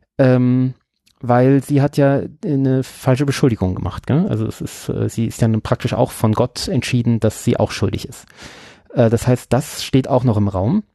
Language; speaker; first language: German; native; German